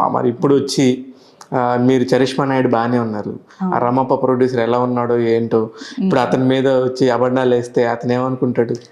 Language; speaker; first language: Telugu; native; Telugu